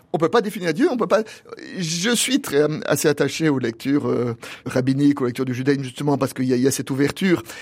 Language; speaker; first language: French; native; French